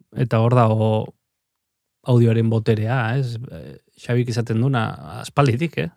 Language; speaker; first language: Basque; native; Basque